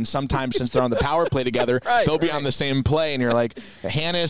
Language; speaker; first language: English; native; English